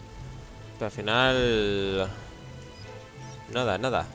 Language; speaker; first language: Spanish; native; Spanish